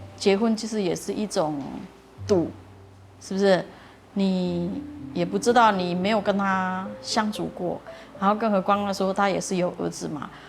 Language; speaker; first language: Chinese; non-native, fluent; Indonesian